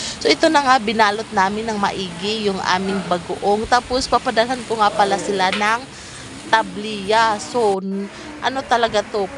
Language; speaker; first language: Filipino; non-native, local second language; Cebuano